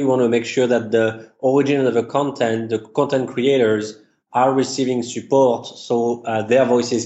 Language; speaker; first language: English; non-native, fluent; French